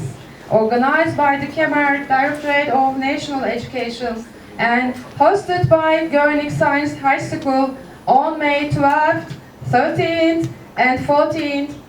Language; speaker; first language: English; non-native, fluent; Turkish